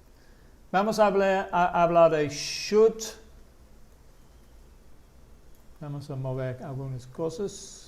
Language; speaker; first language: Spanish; non-native, fluent; English